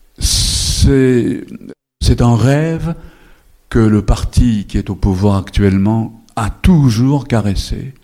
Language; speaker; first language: French; non-native, fluent; Japanese